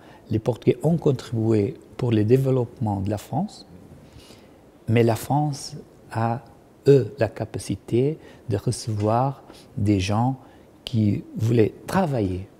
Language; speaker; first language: French; non-native, fluent; Portuguese